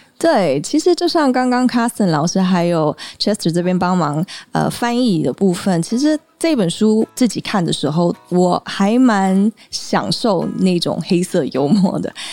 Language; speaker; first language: Chinese; early bilingual, heritage; Chinese